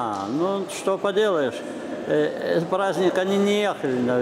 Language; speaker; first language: Russian; non-native, local second language; Lithuanian